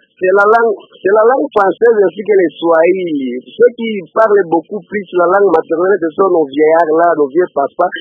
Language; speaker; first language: French; non-native, local second language; Swahili